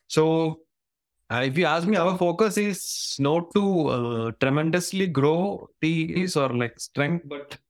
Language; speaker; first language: English; non-native, local second language; Malayalam